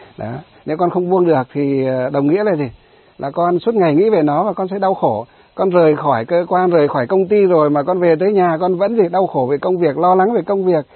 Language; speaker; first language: Vietnamese; native; Vietnamese